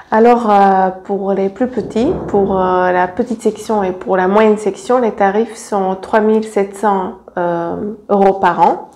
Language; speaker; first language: French; non-native, fluent; Serbian